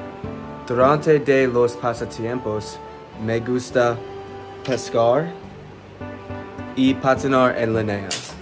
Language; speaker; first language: Spanish; non-native, learner; English